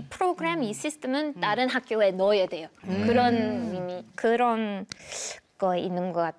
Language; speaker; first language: Korean; non-native, fluent; English